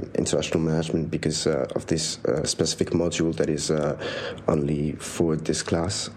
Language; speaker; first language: English; non-native, fluent; French